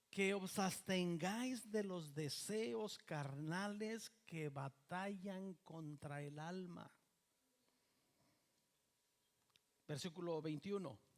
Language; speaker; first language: Spanish; native; Spanish